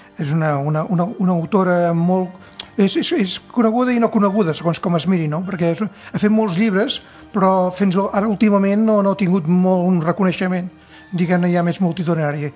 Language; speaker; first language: Catalan; native; Catalan